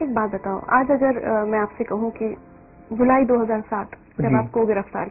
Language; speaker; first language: Hindi; native; Hindi